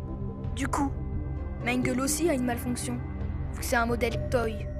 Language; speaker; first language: French; native; French